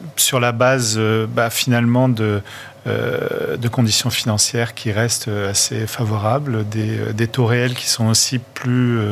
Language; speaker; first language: French; non-native, fluent; Portuguese